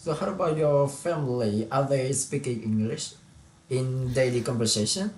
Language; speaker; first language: English; non-native, learner; Vietnamese